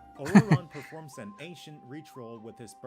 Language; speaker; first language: English; native; English